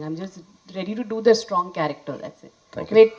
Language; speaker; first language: Tamil; non-native, fluent; Hindi